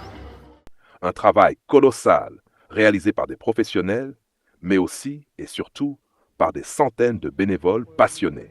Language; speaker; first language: French; native; French